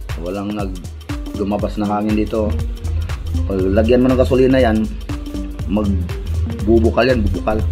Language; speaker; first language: Filipino; non-native, local second language; Cebuano